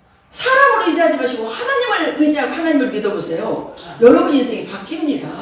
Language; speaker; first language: Korean; native; Korean